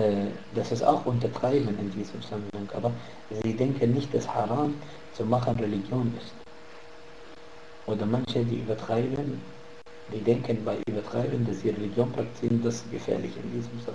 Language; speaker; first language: German; non-native, fluent; Arabic